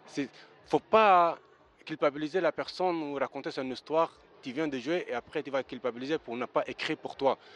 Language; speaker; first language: French; early bilingual, other home language; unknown